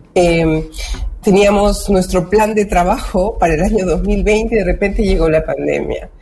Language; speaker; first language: Spanish; native; Spanish